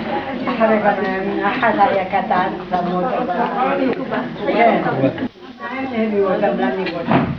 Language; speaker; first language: Hebrew; non-native, learner; Arabic